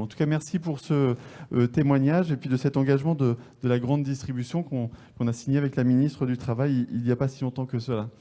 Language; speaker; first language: French; native; French